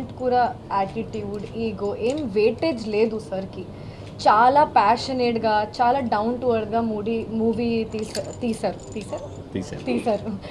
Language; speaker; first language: Telugu; non-native, fluent; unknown